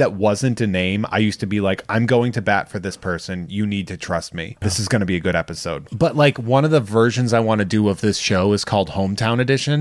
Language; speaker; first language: English; native; English